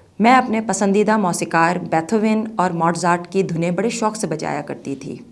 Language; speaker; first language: Urdu; native; Urdu